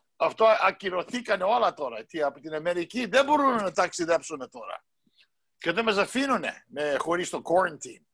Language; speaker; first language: Greek; early bilingual, heritage; Greek